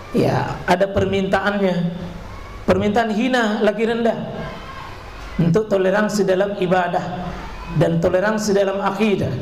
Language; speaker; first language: Indonesian; native; Indonesian